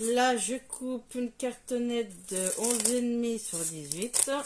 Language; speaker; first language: French; native; French